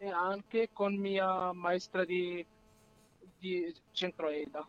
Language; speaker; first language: Italian; non-native, learner; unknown